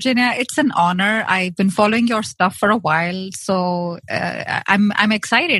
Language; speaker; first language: English; non-native, local second language; Hindi